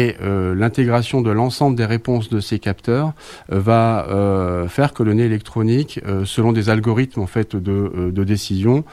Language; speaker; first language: French; native; French